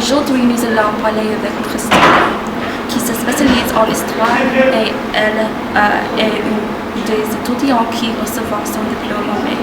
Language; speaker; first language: French; non-native, learner; English